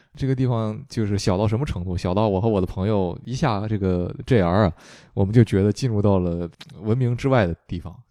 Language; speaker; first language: Chinese; native; Chinese